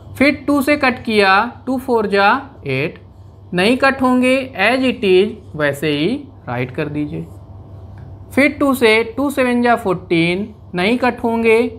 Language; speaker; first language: Hindi; native; Hindi